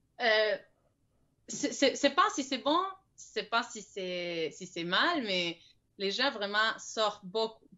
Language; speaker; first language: French; non-native, fluent; Spanish